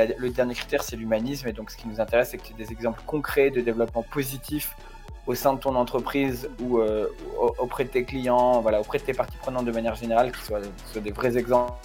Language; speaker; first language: French; native; French